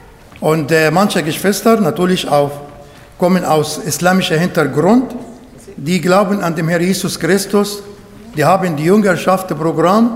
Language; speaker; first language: German; non-native, learner; Arabic